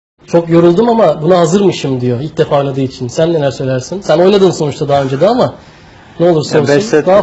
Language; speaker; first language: Turkish; native; Turkish